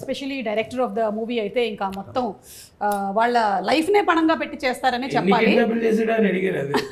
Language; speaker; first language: Telugu; native; Telugu